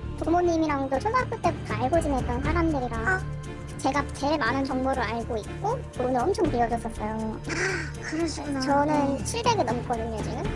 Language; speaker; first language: Korean; native; Korean